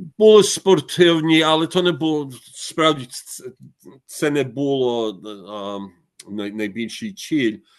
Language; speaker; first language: Ukrainian; early bilingual, heritage; Ukrainian